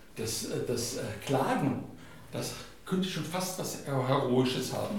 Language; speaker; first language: German; non-native, fluent; Hungarian